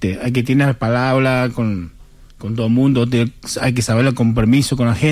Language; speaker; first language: Spanish; non-native, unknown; Chinese